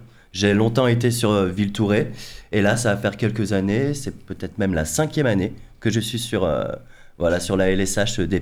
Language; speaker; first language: French; native; French